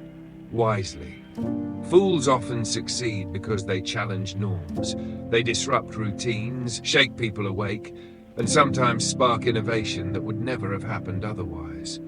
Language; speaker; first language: English; native; English